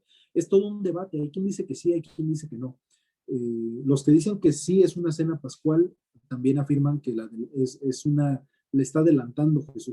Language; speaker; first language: Spanish; native; Spanish